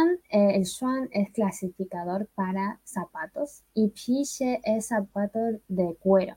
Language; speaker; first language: Spanish; non-native, fluent; Chinese